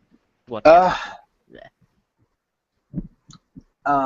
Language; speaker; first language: English; native; English